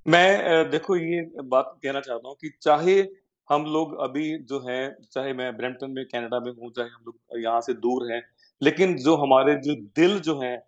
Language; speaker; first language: Hindi; native; Hindi